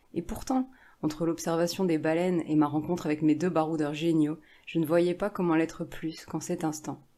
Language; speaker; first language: French; native; French